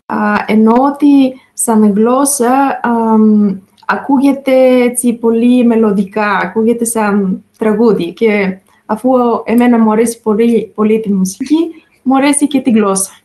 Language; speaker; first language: Greek; non-native, fluent; Bulgarian